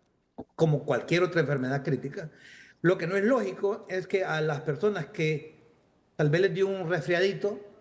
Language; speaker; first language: Spanish; native; Spanish